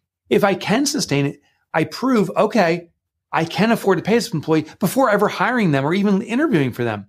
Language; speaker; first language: English; native; English